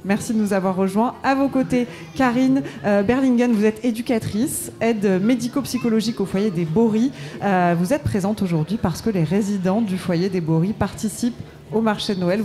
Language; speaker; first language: French; native; French